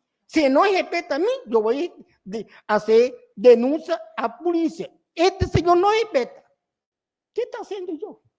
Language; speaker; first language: Portuguese; non-native, learner; Spanish